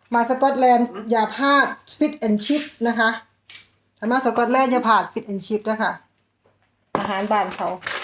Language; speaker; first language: Thai; native; Thai